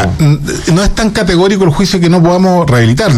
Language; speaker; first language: Spanish; native; Spanish